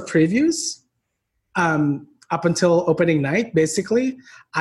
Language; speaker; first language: English; non-native, local second language; Filipino